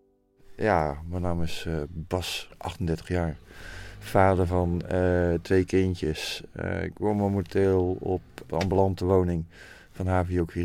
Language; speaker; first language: Dutch; native; Dutch